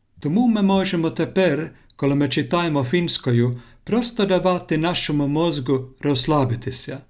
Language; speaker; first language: Ukrainian; non-native, learner; Finnish